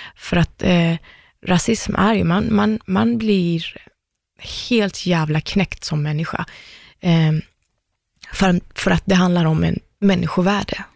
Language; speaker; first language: Swedish; early bilingual, other home language; Persian